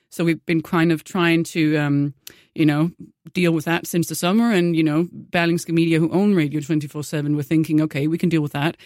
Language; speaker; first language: English; non-native, fluent; Danish